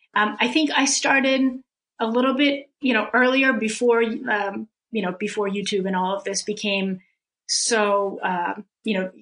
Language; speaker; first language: English; early bilingual, other home language; Russian